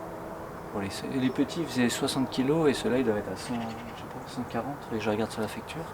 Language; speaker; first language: French; native; French